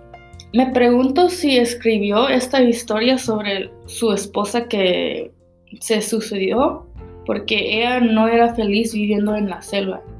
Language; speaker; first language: Spanish; early bilingual, heritage; Spanish